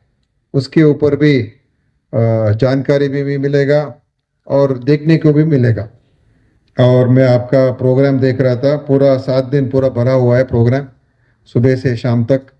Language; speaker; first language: Hindi; non-native, local second language; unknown